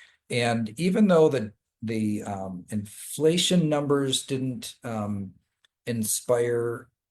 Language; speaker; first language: English; native; English